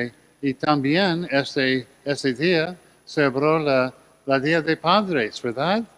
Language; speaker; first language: Spanish; non-native, learner; English